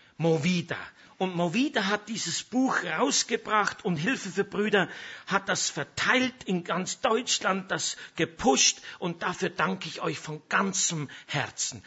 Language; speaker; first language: German; native; German